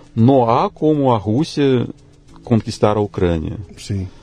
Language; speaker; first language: Portuguese; non-native, fluent; Russian